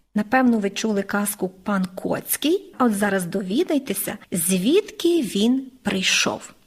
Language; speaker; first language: Ukrainian; native; Ukrainian